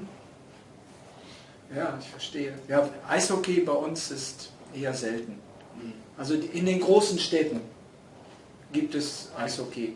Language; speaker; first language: German; non-native, fluent; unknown